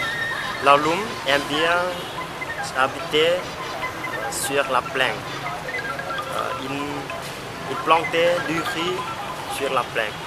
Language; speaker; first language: French; non-native, learner; Lao